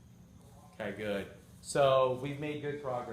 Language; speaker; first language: English; native; English